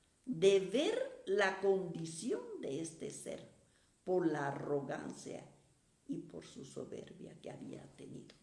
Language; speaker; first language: Spanish; native; Spanish